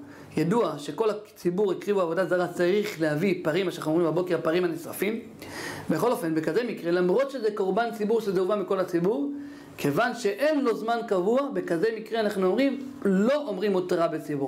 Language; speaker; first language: Hebrew; native; Hebrew